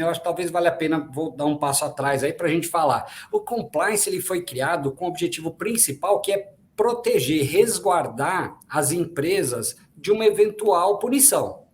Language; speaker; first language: Portuguese; native; Portuguese